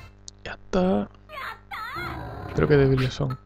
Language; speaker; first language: Spanish; native; Spanish